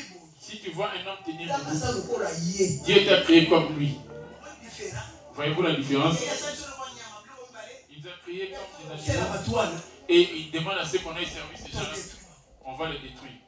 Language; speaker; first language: French; non-native, local second language; Lingala